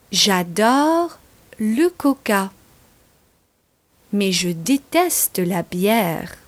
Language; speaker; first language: French; non-native, fluent; English